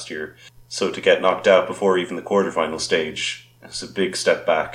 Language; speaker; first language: English; native; English